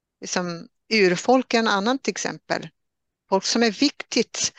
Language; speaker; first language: Swedish; non-native, fluent; English